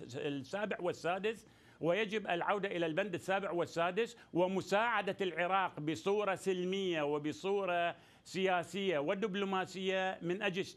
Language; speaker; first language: Arabic; native; Arabic